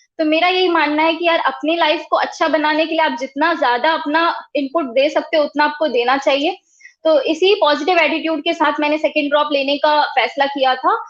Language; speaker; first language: Hindi; native; Hindi